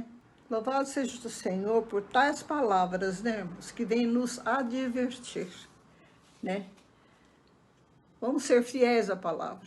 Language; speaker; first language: Portuguese; native; Portuguese